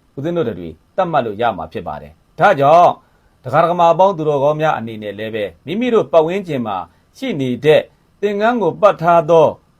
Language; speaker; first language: Burmese; native; Burmese